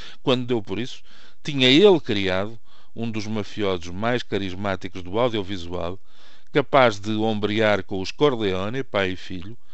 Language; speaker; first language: Portuguese; native; Portuguese